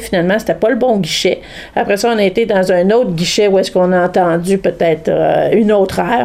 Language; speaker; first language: French; native; French